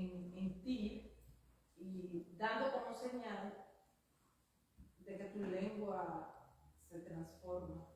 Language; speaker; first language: Spanish; native; Spanish